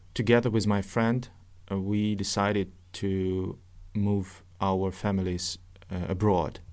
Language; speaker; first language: English; non-native, fluent; Russian